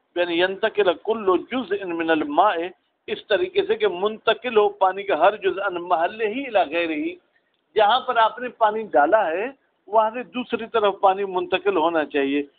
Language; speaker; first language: Urdu; non-native, local second language; Sindhi